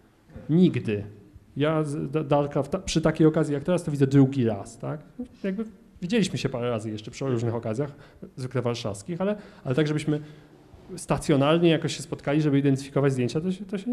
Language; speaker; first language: Polish; native; Polish